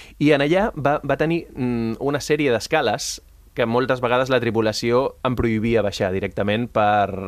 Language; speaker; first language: Catalan; early bilingual, other home language; Spanish